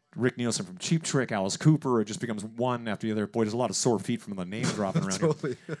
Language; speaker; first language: English; native; English